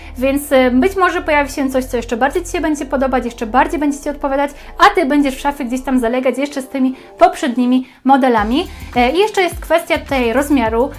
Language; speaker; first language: Polish; native; Polish